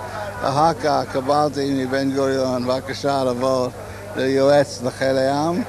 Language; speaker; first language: Hebrew; non-native, learner; English